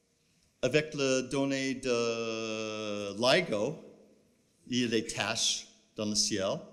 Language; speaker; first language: French; non-native, fluent; English